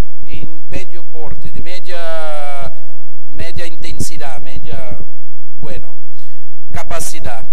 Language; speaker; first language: Spanish; non-native, fluent; Portuguese